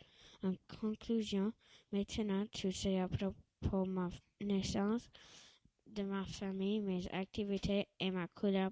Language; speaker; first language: French; non-native, learner; English